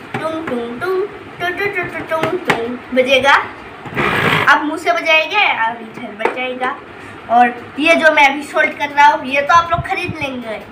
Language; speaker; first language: Hindi; non-native, local second language; Assamese